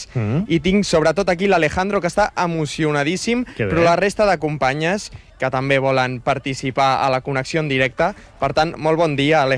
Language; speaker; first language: Catalan; native; Catalan